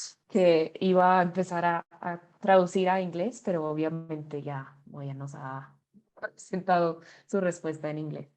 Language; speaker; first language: Spanish; non-native, fluent; English